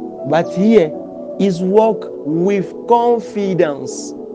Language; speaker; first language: English; non-native, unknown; Lingala